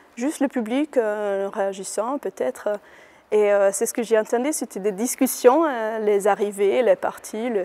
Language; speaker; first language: French; non-native, fluent; Hungarian